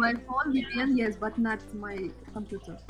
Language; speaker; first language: English; non-native, learner; Russian